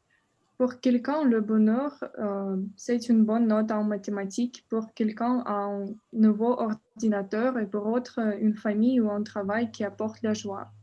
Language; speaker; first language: French; non-native, learner; Russian